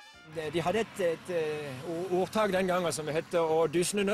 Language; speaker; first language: Norwegian; native; Norwegian